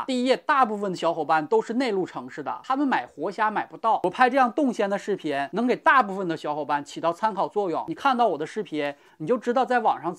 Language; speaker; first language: Chinese; native; Chinese